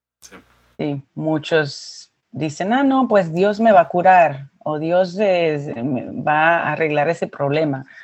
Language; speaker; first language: Spanish; early bilingual, heritage; Spanish